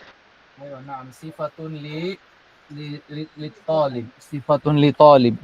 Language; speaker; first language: Arabic; non-native, fluent; Filipino